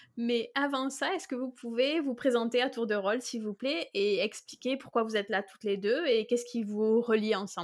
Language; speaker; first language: French; native; French